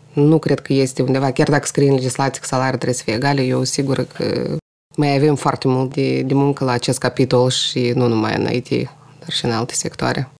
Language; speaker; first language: Romanian; non-native, local second language; Russian